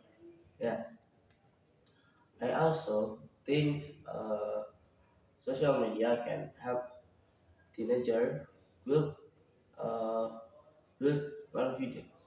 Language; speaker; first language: English; non-native, learner; Indonesian